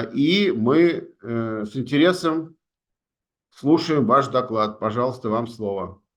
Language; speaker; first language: Russian; native; Russian